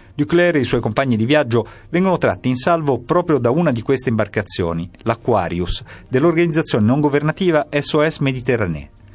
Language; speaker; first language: Italian; native; Italian